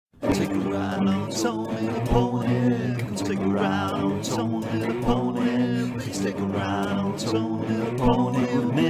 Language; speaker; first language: English; native; English